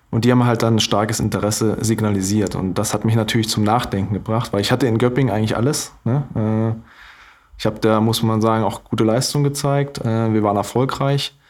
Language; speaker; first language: German; native; German